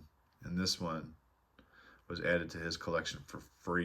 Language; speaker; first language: English; native; English